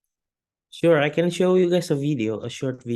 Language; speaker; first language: English; non-native, fluent; Indonesian